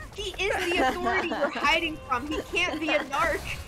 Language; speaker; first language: English; native; English